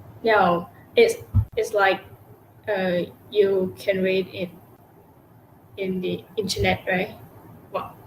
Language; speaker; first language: English; non-native, learner; Thai